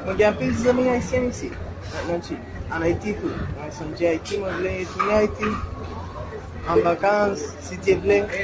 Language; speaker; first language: Haitian Creole; non-native, learner; Spanish